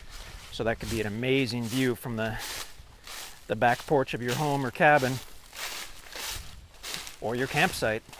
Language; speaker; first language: English; native; English